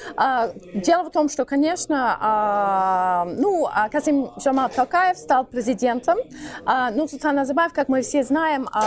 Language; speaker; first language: Russian; non-native, fluent; English